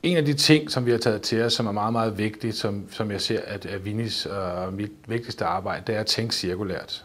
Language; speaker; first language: Danish; native; Danish